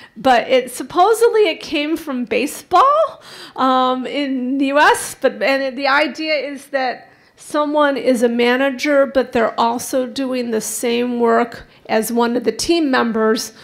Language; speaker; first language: English; native; English